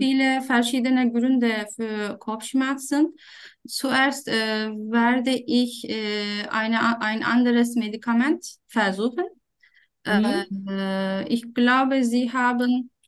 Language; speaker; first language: German; non-native, fluent; Turkish